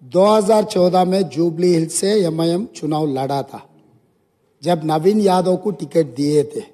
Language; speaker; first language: Hindi; non-native, local second language; Telugu